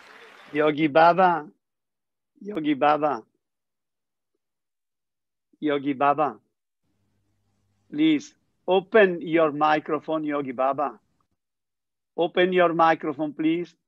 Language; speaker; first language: English; non-native, fluent; Italian